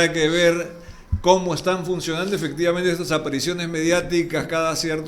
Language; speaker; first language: Spanish; native; Spanish